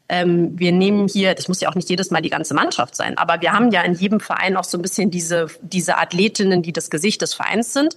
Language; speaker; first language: German; native; German